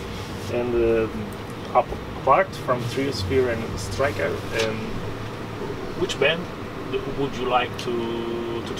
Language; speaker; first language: English; non-native, fluent; Italian